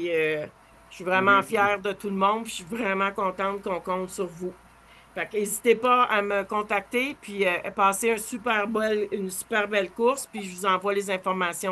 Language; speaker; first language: French; native; French